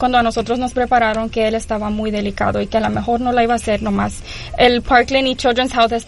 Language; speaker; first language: Spanish; early bilingual, heritage; Spanish